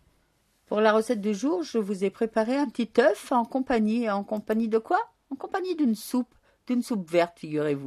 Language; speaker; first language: French; native; French